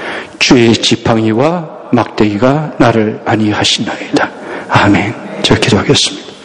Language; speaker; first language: Korean; native; Korean